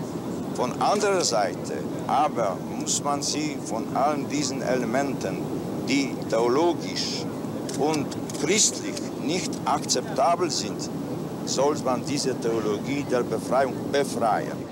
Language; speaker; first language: German; non-native, learner; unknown